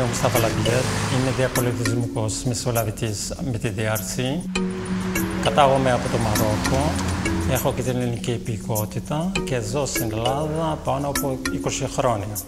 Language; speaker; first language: Greek; non-native, fluent; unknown